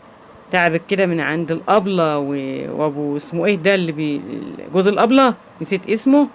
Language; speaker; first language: Arabic; native; Arabic